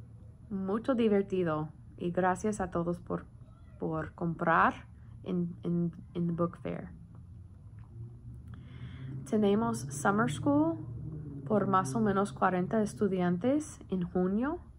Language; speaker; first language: Spanish; non-native, learner; English